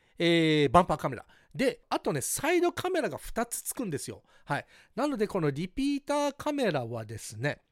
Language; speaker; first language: Japanese; early bilingual, heritage; Japanese